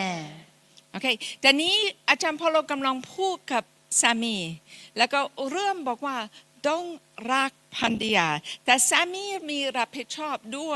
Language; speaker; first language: Thai; non-native, fluent; English